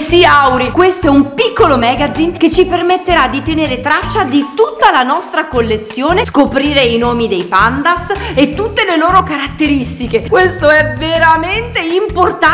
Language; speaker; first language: Italian; native; Italian